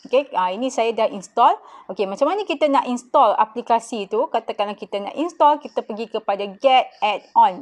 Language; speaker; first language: Malay; native; Malay